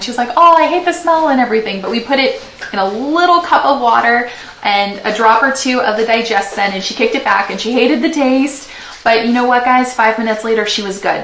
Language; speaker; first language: English; native; English